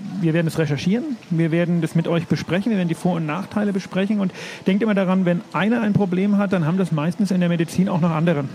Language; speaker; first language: German; native; German